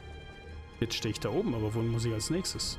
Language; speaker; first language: German; native; German